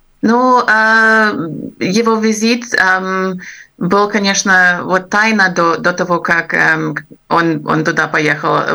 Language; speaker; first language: Russian; non-native, fluent; English